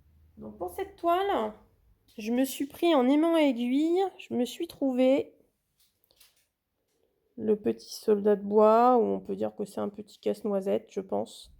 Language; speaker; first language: French; native; French